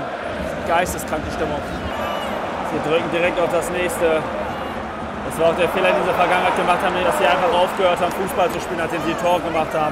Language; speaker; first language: German; native; German